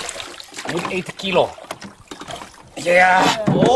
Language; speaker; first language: English; non-native, learner; Indonesian